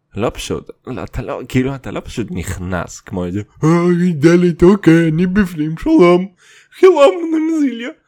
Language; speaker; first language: Hebrew; non-native, fluent; Russian